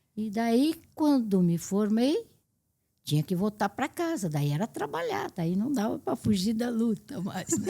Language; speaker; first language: Portuguese; native; Portuguese